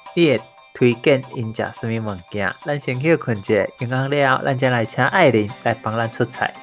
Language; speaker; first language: Min Nan Chinese; native; Min Nan Chinese